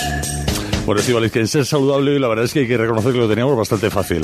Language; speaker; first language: Spanish; native; Spanish